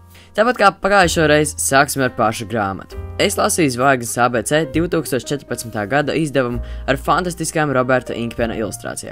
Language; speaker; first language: Latvian; native; Latvian